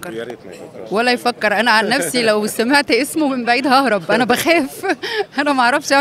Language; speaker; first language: Arabic; native; Arabic